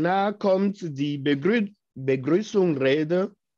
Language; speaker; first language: German; non-native, fluent; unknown